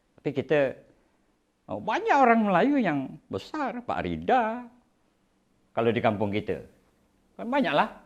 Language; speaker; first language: Malay; native; Malay